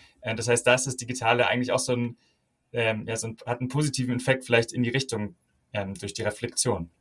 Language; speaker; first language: German; native; German